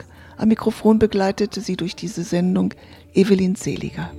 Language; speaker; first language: German; native; German